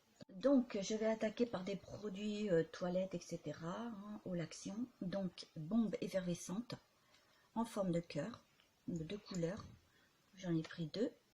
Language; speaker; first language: French; native; French